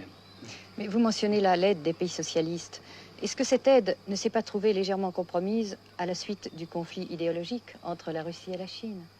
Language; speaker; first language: French; native; French